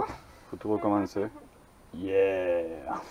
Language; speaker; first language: French; native; French